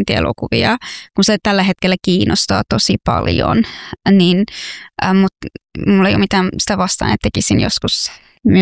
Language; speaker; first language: Finnish; non-native, fluent; Persian